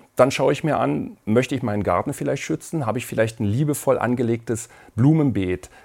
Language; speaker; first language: German; native; German